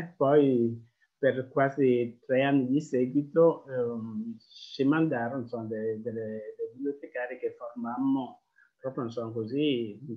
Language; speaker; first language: Italian; non-native, fluent; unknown